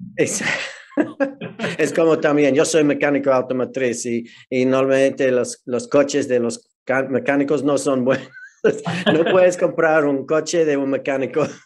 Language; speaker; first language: Spanish; non-native, fluent; English